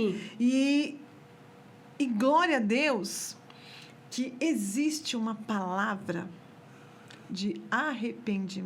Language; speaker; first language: Portuguese; native; Portuguese